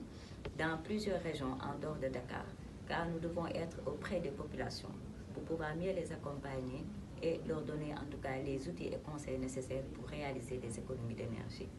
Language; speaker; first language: French; non-native, local second language; Wolof